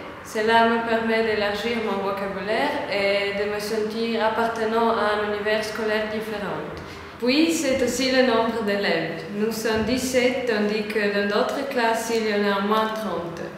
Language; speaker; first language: French; non-native, fluent; Croatian